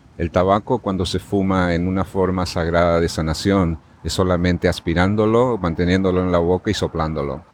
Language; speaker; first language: Spanish; native; Spanish